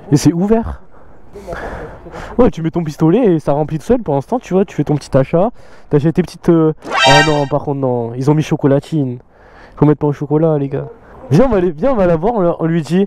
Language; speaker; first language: French; native; French